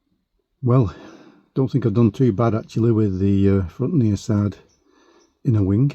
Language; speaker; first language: English; native; English